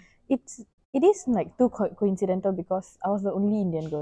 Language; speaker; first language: English; non-native, local second language; Tamil